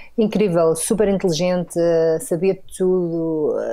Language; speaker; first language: Portuguese; native; Portuguese